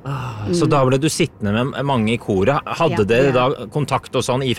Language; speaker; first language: Norwegian; native; Norwegian